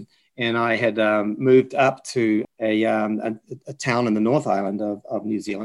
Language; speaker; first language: English; native; English